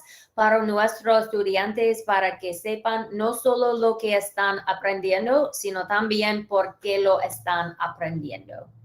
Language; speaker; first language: Spanish; early bilingual, heritage; English